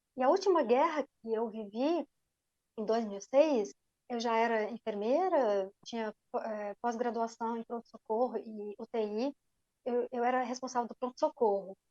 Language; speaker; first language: Portuguese; non-native, fluent; Arabic